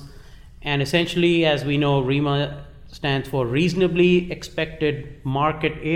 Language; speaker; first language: English; non-native, local second language; Hindi